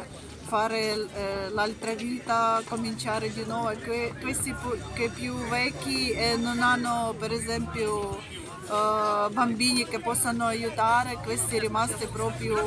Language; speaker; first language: Italian; non-native, learner; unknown